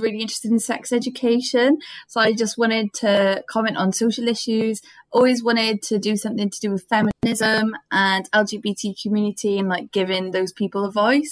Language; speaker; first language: English; native; English